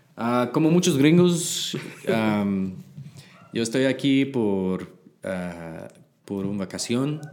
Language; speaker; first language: Spanish; non-native, learner; English